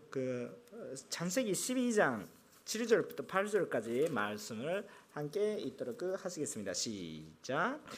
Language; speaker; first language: Korean; non-native, fluent; Japanese